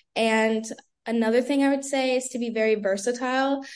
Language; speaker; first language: English; native; English